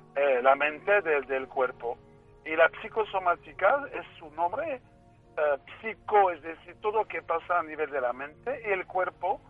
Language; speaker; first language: Spanish; non-native, fluent; French